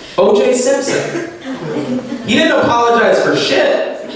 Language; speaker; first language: English; native; English